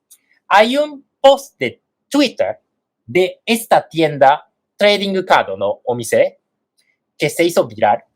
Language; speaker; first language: Spanish; non-native, fluent; Japanese